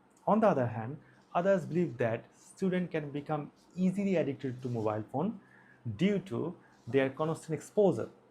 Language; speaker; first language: English; non-native, local second language; Bangla